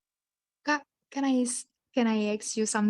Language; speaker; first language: English; non-native, learner; Indonesian